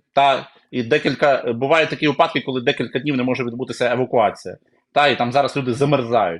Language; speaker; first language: Ukrainian; native; Ukrainian